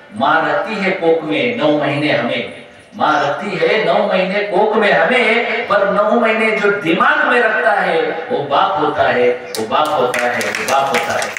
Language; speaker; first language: Hindi; non-native, local second language; Marathi